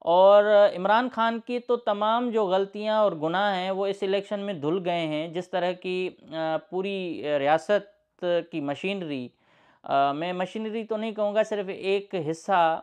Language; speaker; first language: Urdu; non-native, local second language; Sindhi